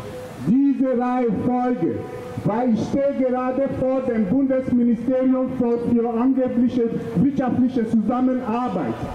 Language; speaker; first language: German; non-native, fluent; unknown